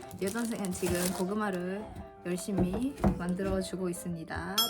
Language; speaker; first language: Korean; non-native, fluent; Japanese